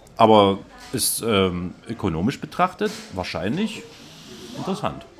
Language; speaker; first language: German; native; German